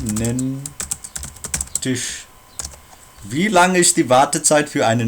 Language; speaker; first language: German; non-native, learner; Nepali